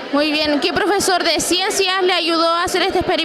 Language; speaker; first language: Spanish; native; Spanish